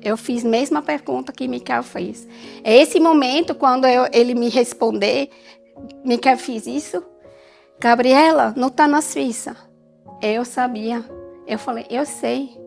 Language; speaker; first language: Portuguese; non-native, learner; German